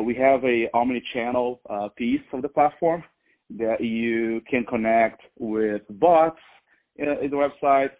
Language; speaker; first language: English; non-native, fluent; Portuguese